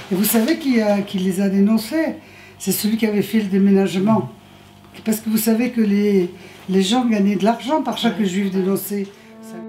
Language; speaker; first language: French; native; French